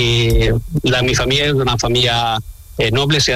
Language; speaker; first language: Spanish; non-native, learner; Italian